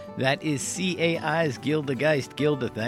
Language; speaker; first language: English; native; English